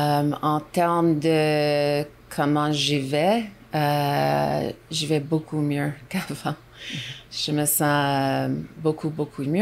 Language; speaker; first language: French; non-native, local second language; English